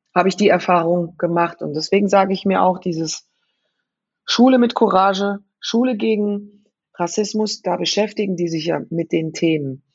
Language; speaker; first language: German; native; German